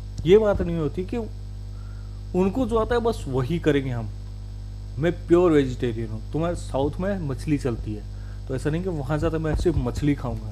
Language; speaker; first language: Hindi; native; Hindi